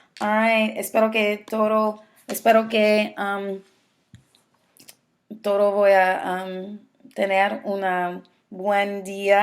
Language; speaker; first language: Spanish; non-native, learner; English